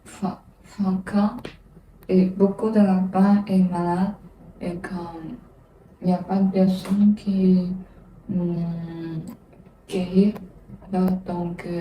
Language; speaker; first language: French; non-native, learner; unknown